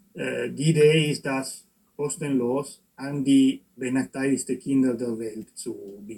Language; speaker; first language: German; non-native, fluent; Italian